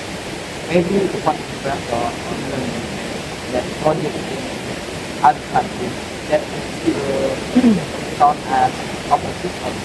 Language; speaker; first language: English; non-native, learner; Indonesian